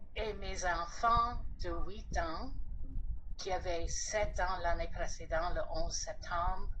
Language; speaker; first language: French; non-native, fluent; English